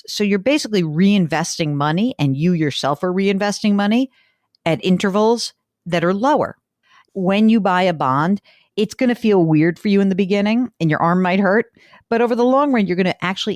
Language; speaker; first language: English; native; English